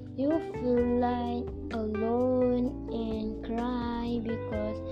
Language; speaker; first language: English; non-native, local second language; Malay